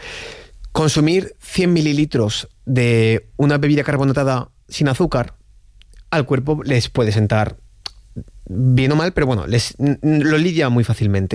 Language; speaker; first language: Spanish; native; Spanish